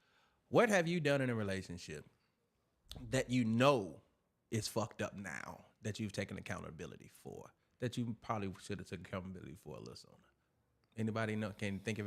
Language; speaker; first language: English; native; English